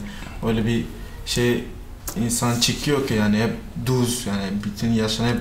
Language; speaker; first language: Turkish; non-native, fluent; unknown